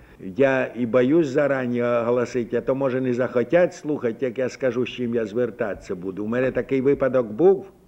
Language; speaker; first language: Ukrainian; native; Ukrainian